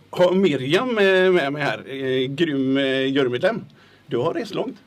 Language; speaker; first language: Swedish; native; Swedish